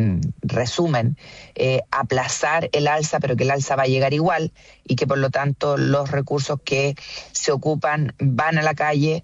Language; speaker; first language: Spanish; native; Spanish